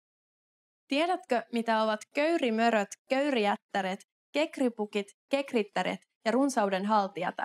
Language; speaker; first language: Finnish; native; Finnish